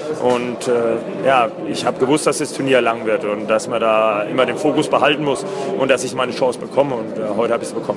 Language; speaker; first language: German; native; German